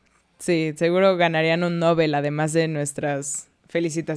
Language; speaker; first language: Spanish; native; Spanish